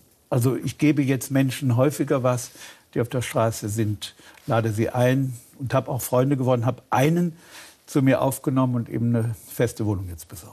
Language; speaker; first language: German; native; German